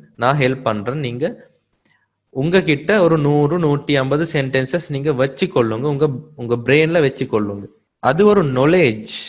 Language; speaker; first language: Tamil; native; Tamil